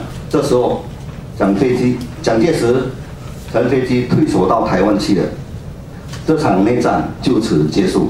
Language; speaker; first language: Chinese; native; Chinese